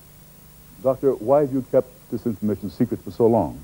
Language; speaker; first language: English; native; English